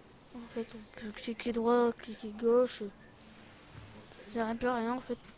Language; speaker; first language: French; native; French